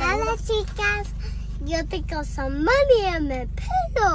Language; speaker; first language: Spanish; early bilingual, heritage; Spanish